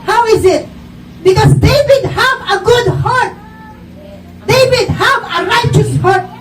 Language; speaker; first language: English; non-native, local second language; Filipino